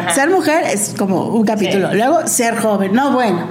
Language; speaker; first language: Spanish; native; Spanish